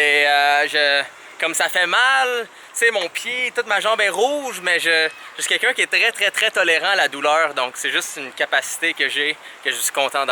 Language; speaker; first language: French; native; French